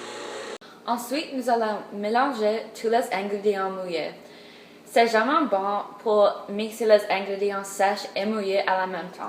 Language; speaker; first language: French; non-native, learner; English